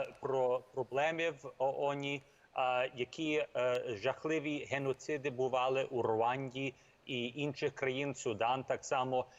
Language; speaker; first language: Ukrainian; early bilingual, heritage; Ukrainian